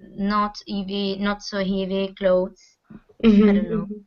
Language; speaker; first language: English; non-native, fluent; Italian